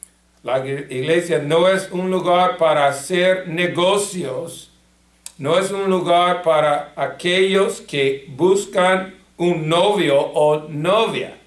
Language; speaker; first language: Spanish; non-native, fluent; English